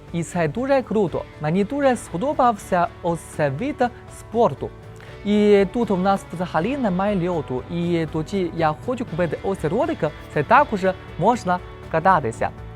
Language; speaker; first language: Ukrainian; non-native, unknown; Chinese